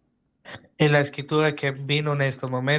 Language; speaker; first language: Spanish; non-native, fluent; Dutch